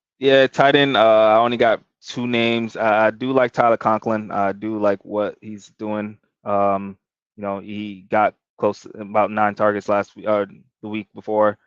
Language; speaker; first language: English; native; English